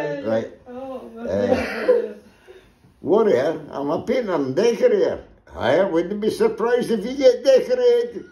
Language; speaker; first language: English; native; English